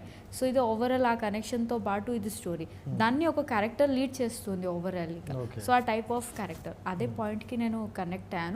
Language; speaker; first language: Telugu; non-native, learner; Odia